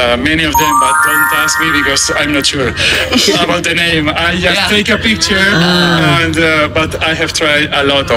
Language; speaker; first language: English; non-native, fluent; Spanish